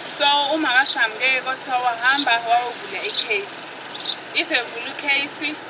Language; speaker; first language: Zulu; native; Zulu